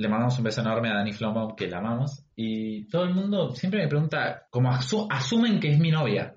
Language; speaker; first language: Spanish; native; Spanish